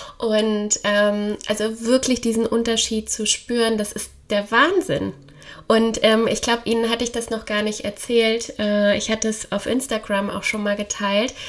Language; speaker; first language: German; native; German